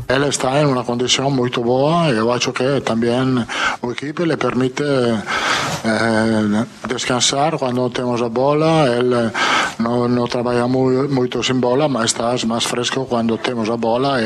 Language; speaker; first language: Portuguese; non-native, fluent; Italian